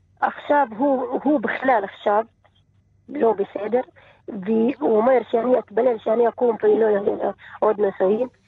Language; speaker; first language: Hebrew; non-native, learner; Arabic